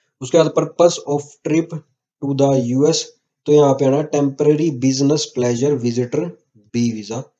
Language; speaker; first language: Hindi; native; Hindi